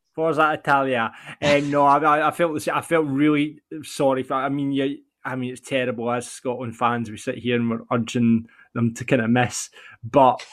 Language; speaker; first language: English; native; English